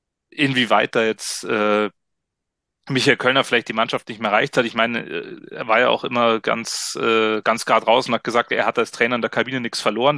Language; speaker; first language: German; native; German